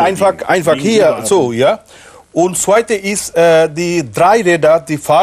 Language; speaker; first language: German; non-native, learner; Bangla